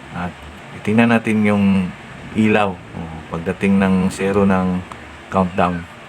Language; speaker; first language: Filipino; non-native, local second language; Cebuano